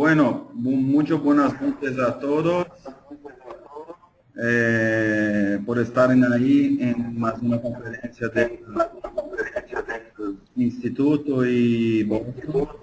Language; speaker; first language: Spanish; non-native, fluent; Portuguese